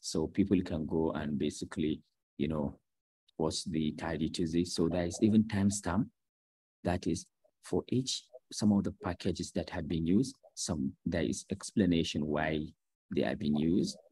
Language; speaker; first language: English; non-native, fluent; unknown